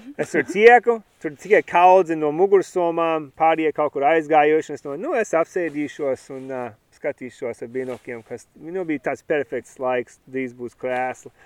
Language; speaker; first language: Latvian; early bilingual, heritage; Latvian